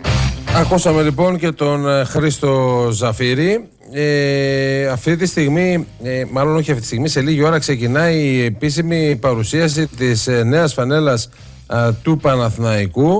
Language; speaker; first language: Greek; native; Greek